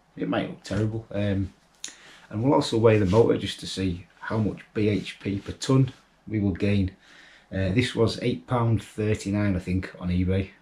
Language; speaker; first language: English; native; English